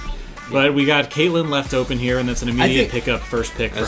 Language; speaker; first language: English; native; English